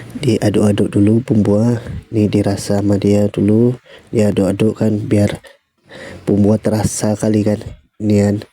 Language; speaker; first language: Indonesian; native; Indonesian